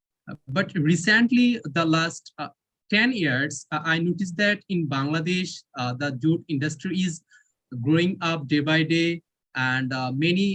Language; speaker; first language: English; non-native, local second language; Bangla